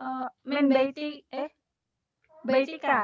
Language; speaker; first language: Arabic; non-native, learner; Indonesian